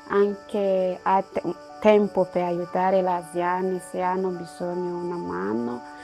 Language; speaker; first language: Italian; non-native, learner; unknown